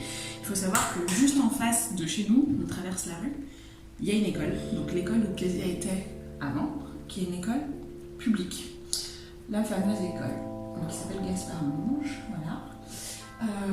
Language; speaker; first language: French; native; French